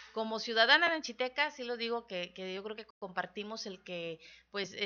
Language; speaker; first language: Spanish; native; Spanish